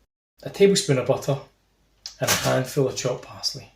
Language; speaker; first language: English; native; English